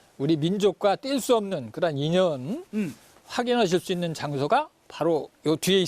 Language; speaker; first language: Korean; native; Korean